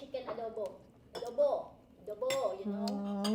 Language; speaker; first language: English; non-native, local second language; Filipino